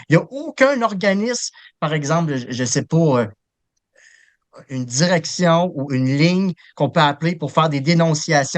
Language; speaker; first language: French; native; French